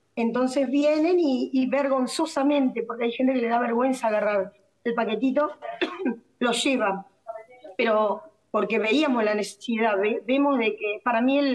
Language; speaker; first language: Spanish; native; Spanish